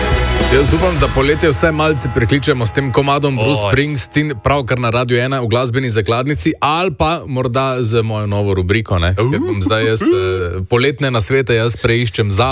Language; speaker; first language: Slovenian; native; Slovenian